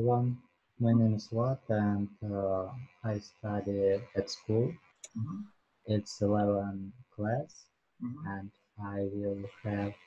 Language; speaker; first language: English; non-native, learner; Russian